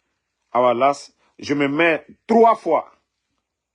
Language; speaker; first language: French; non-native, local second language; Mandingo